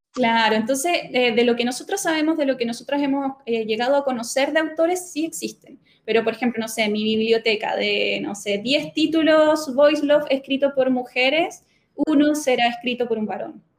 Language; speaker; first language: Spanish; native; Spanish